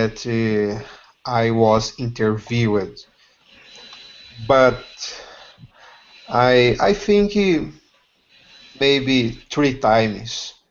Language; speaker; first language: English; non-native, learner; Portuguese